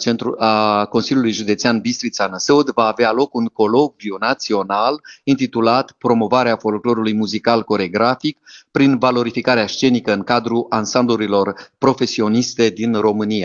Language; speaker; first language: Romanian; native; Romanian